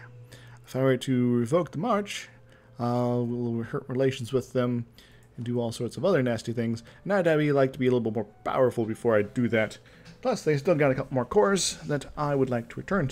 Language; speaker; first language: English; native; English